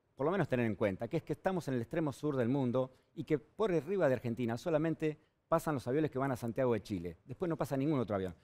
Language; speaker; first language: Spanish; native; Spanish